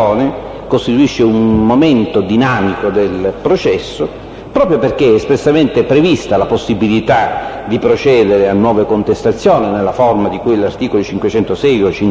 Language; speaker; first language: Italian; native; Italian